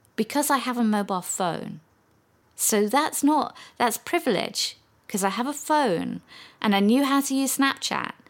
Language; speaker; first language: English; native; English